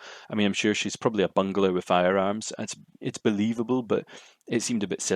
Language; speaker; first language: English; native; English